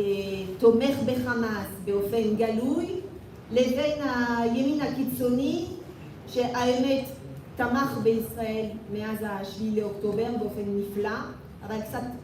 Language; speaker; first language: Hebrew; non-native, fluent; French